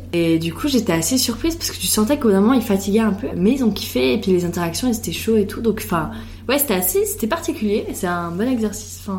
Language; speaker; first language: French; native; French